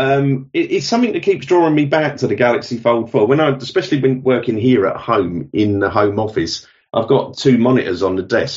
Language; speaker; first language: English; native; English